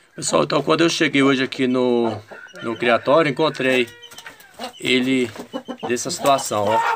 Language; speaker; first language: Portuguese; native; Portuguese